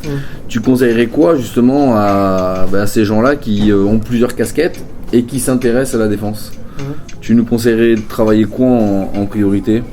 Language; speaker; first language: French; native; French